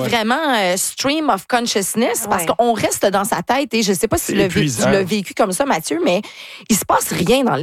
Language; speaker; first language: French; native; French